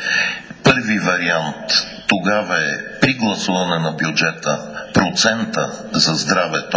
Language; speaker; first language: Bulgarian; native; Bulgarian